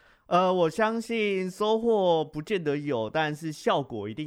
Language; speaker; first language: Chinese; native; Chinese